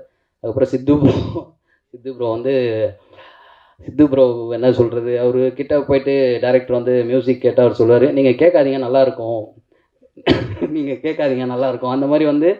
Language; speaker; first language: Tamil; native; Tamil